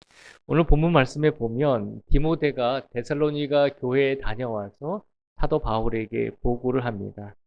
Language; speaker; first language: Korean; native; Korean